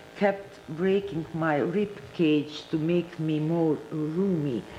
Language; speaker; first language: English; non-native, fluent; Romanian